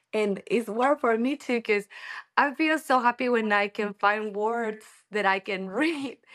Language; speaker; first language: English; non-native, learner; Spanish